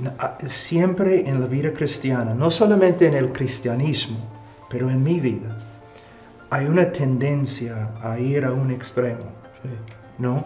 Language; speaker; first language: Spanish; non-native, fluent; English